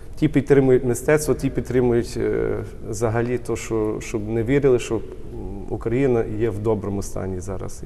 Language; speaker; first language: Ukrainian; early bilingual, heritage; Ukrainian